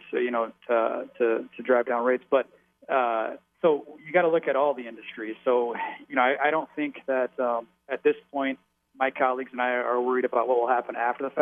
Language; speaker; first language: English; native; English